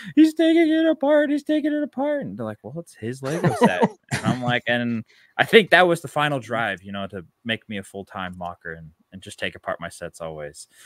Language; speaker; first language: English; native; English